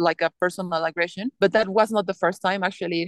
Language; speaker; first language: English; non-native, fluent; Spanish